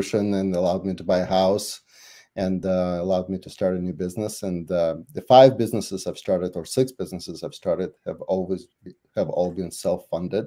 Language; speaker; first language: English; non-native, fluent; Russian